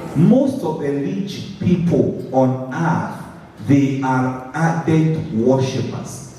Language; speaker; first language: English; non-native, local second language; Swahili